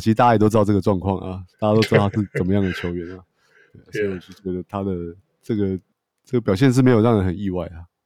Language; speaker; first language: Chinese; native; Chinese